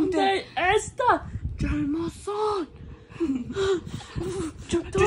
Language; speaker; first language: Spanish; non-native, learner; English